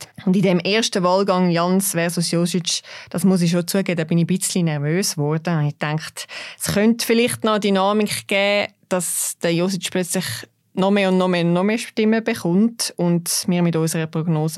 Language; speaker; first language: German; native; German